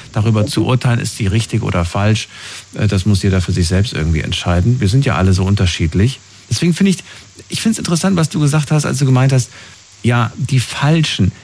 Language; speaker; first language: German; native; German